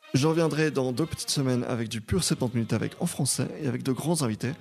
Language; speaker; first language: French; native; French